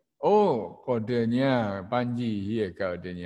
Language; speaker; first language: Indonesian; native; Indonesian